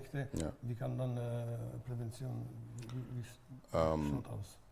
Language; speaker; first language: German; non-native, fluent; Albanian